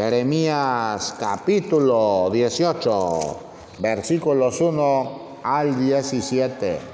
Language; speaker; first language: Spanish; native; Spanish